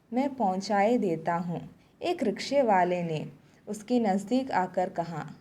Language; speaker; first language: Hindi; non-native, local second language; Malayalam